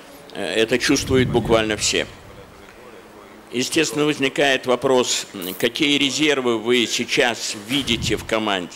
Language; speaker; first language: Russian; native; Russian